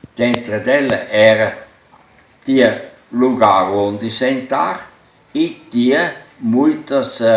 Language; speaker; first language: Portuguese; non-native, fluent; German